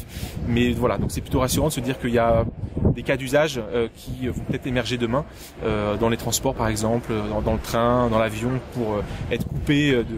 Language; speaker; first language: French; native; French